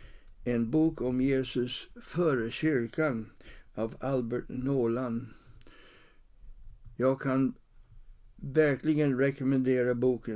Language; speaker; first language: Swedish; non-native, fluent; English